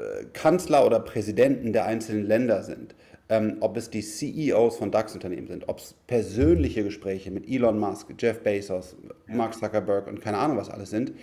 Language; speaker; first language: German; native; German